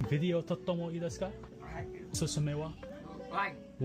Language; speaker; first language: Japanese; non-native, learner; English